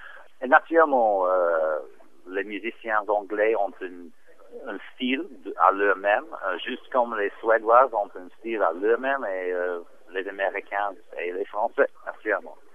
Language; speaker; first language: French; non-native, fluent; English